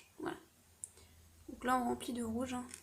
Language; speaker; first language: French; native; French